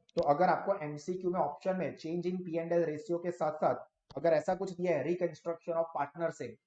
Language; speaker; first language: Hindi; non-native, local second language; Gujarati